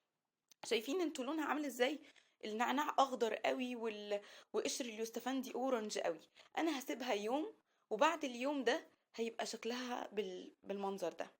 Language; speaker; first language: Arabic; native; Arabic